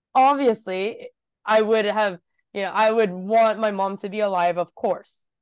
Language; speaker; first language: English; early bilingual, other home language; Japanese